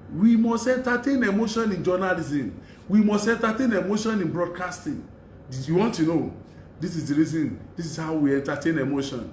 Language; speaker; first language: English; non-native, local second language; Yoruba